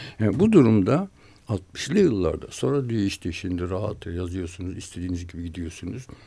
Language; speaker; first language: Turkish; native; Turkish